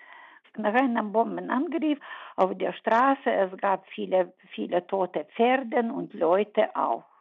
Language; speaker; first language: German; early bilingual, heritage; German